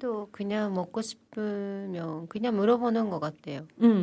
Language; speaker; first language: Korean; non-native, fluent; Japanese